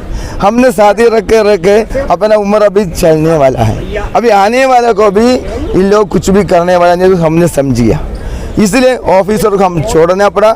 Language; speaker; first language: Hindi; non-native, local second language; Malayalam